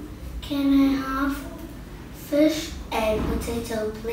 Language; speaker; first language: English; non-native, learner; Vietnamese